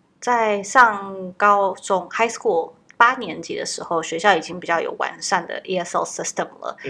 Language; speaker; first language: Chinese; native; Chinese